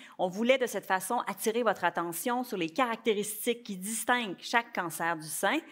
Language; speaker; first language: French; native; French